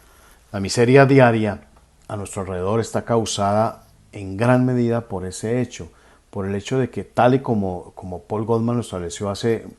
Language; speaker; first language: Spanish; native; Spanish